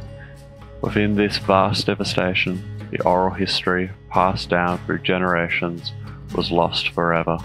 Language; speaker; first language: English; native; English